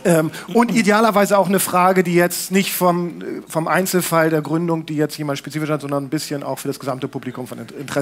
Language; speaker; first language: German; native; German